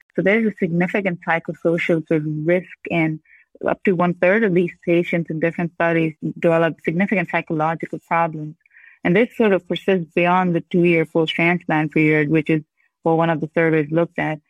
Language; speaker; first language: English; non-native, local second language; Urdu